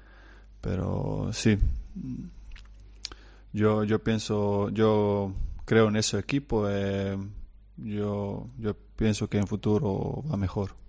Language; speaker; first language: Spanish; non-native, learner; Croatian